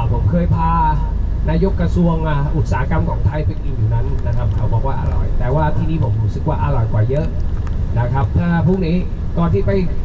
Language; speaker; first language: Thai; non-native, fluent; Vietnamese